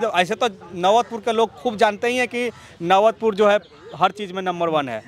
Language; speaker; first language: Hindi; native; Hindi